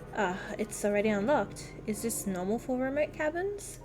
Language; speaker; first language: English; native; English